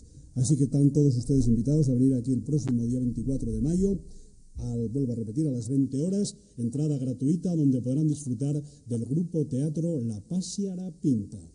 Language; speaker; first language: Spanish; native; Spanish